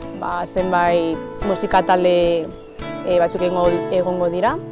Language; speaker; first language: Basque; non-native, local second language; Spanish